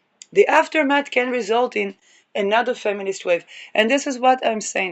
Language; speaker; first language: English; non-native, fluent; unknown